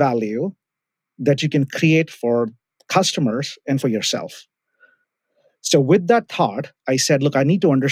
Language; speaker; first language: English; non-native, local second language; Hindi